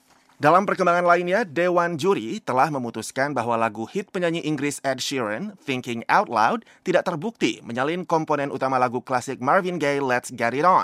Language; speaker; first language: Indonesian; native; Indonesian